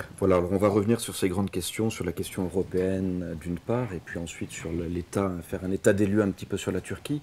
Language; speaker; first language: French; native; French